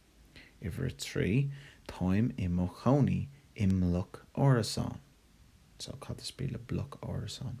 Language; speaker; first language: Irish; non-native, local second language; English